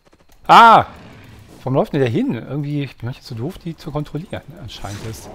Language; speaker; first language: German; native; German